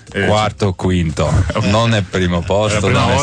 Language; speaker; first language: Italian; non-native, learner; Dutch